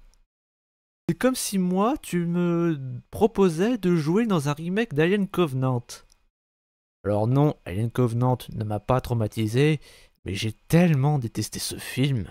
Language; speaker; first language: French; native; French